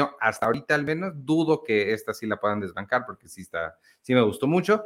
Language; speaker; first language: Spanish; native; Spanish